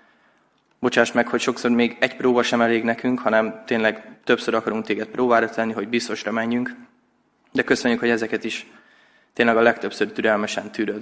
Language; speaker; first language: Hungarian; native; Hungarian